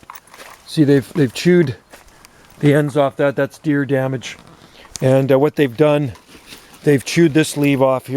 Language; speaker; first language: English; native; English